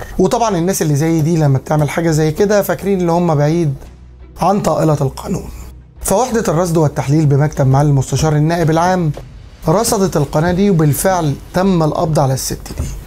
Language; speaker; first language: Arabic; native; Arabic